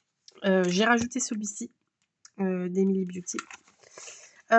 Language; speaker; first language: French; native; French